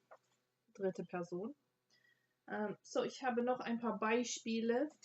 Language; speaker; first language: German; non-native, fluent; English